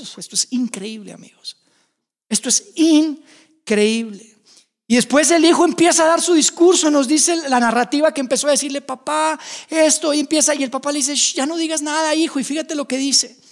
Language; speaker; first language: Spanish; native; Spanish